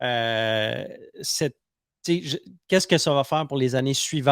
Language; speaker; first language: French; native; French